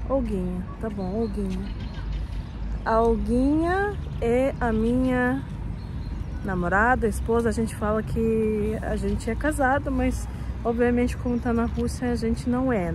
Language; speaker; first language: Portuguese; non-native, fluent; Russian